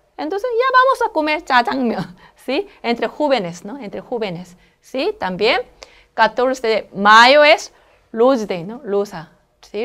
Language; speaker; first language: Spanish; non-native, learner; Korean